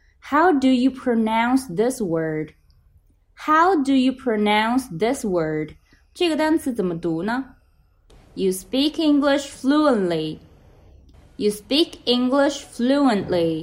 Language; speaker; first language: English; non-native, fluent; Chinese